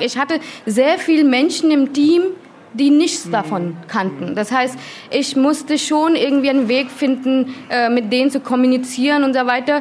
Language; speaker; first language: German; non-native, learner; Hindi